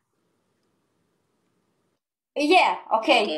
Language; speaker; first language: English; non-native, learner; Croatian